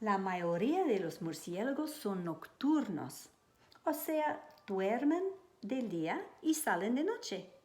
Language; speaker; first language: Spanish; non-native, learner; English